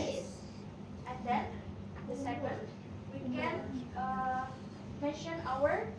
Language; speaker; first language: English; non-native, fluent; Indonesian